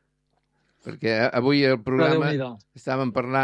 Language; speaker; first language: Catalan; native; Catalan